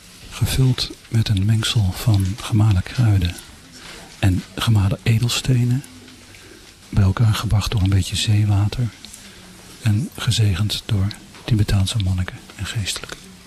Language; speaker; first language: Dutch; native; Dutch